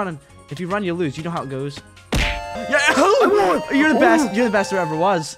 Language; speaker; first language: English; native; English